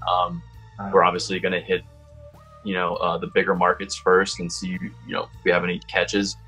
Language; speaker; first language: English; native; English